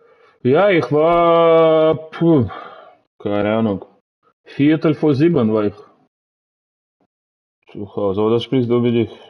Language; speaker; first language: German; non-native, learner; Russian